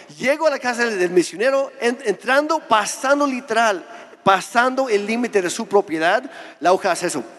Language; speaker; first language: Spanish; non-native, fluent; English